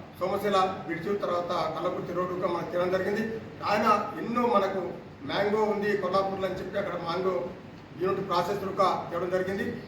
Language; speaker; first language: Telugu; native; Telugu